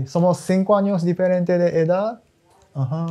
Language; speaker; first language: Spanish; non-native, learner; Japanese